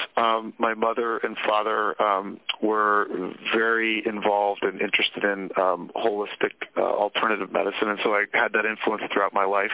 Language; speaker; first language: English; native; English